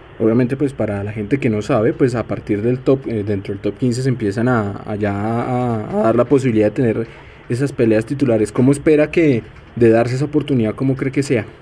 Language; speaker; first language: Spanish; native; Spanish